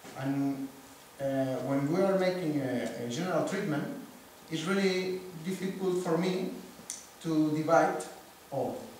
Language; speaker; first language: English; non-native, fluent; Spanish